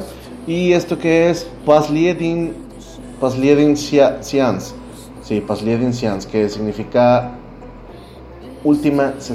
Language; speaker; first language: Spanish; native; Spanish